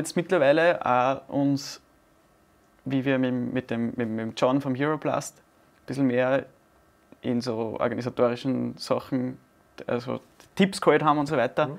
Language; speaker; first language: German; native; German